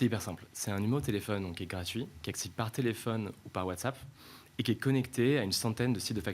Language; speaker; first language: French; native; French